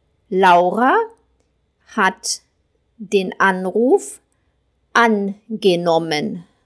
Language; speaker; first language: German; native; German